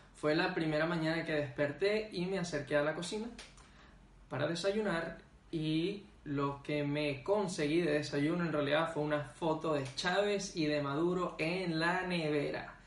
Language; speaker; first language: Spanish; native; Spanish